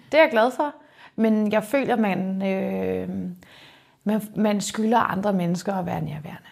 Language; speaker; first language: Danish; native; Danish